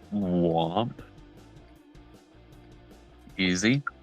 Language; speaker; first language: English; native; English